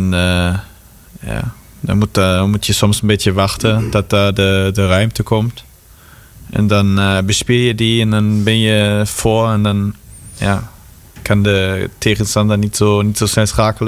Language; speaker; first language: Dutch; non-native, fluent; German